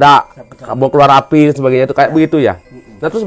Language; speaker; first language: Indonesian; native; Indonesian